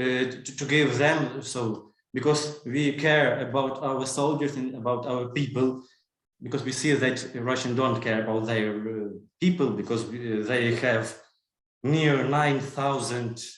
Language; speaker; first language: English; non-native, learner; Ukrainian